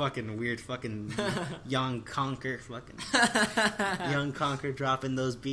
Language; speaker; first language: English; native; English